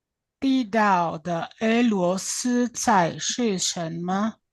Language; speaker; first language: Chinese; non-native, learner; Greek